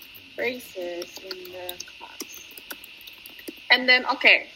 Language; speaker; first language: English; non-native, fluent; Indonesian